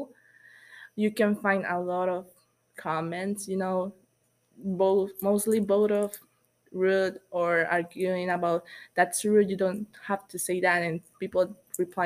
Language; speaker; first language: English; non-native, learner; Spanish